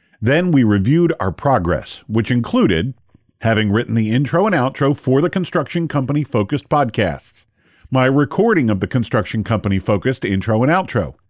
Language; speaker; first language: English; native; English